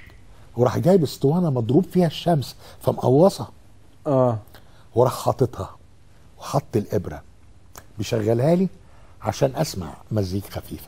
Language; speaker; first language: Arabic; native; Arabic